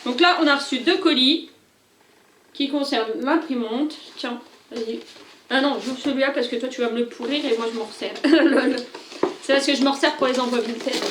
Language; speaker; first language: French; native; French